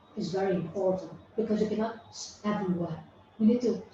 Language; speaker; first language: English; non-native, fluent; Vietnamese